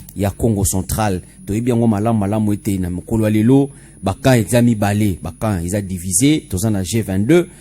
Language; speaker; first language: Lingala; non-native, local second language; Kituba (Democratic Republic of Congo)